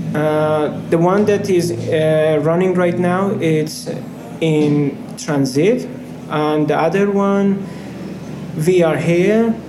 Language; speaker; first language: English; non-native, fluent; Persian